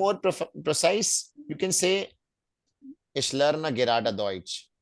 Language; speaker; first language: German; non-native, fluent; Hindi